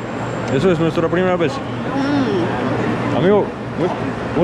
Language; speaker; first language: Spanish; non-native, fluent; French